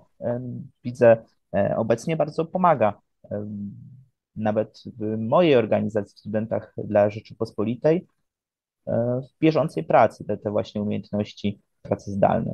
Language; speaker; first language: Polish; native; Polish